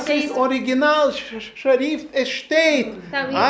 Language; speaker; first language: German; non-native, learner; Russian